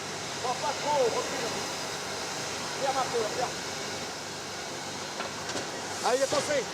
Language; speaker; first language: French; native; French